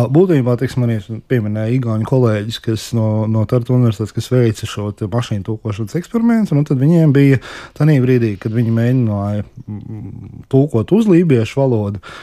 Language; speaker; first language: Latvian; native; Latvian